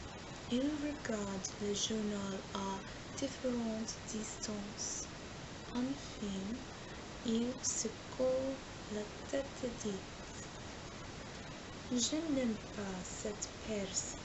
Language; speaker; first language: French; non-native, learner; English